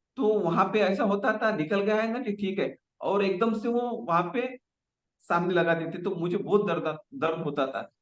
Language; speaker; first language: Hindi; non-native, local second language; Marathi